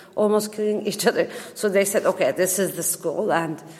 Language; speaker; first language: English; non-native, fluent; Turkish